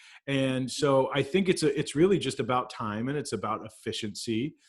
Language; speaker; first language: English; native; English